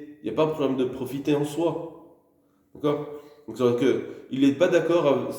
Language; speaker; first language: French; native; French